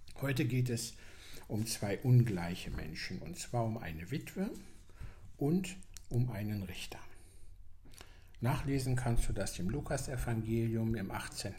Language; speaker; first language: German; native; German